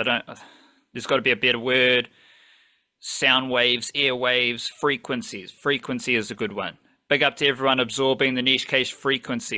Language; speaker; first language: English; native; English